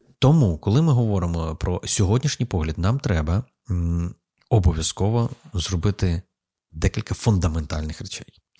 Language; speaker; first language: Ukrainian; native; Ukrainian